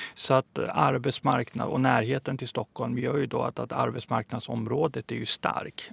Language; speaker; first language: Swedish; early bilingual, other home language; Persian